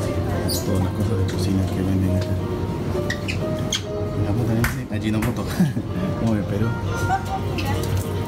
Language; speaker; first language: Spanish; native; Spanish